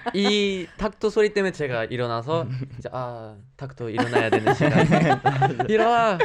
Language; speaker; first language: Korean; non-native, fluent; Japanese